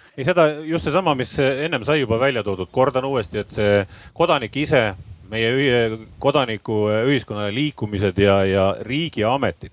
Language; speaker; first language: Estonian; native; Estonian